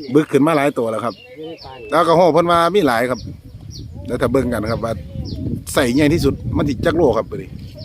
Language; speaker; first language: Thai; native; Thai